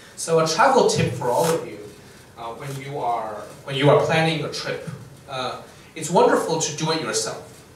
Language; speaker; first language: English; non-native, fluent; Chinese